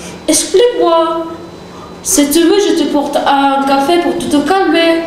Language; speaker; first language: French; non-native, learner; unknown